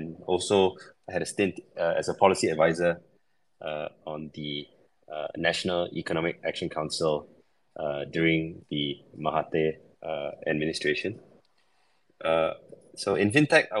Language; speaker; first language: English; non-native, local second language; Chinese